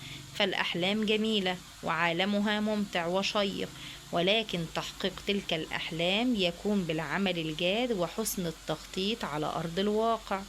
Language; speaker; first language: Arabic; native; Arabic